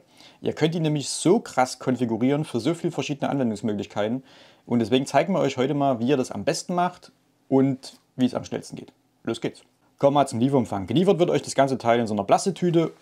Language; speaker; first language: German; native; German